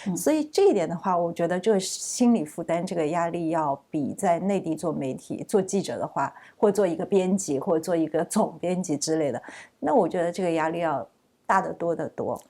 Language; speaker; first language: Chinese; native; Chinese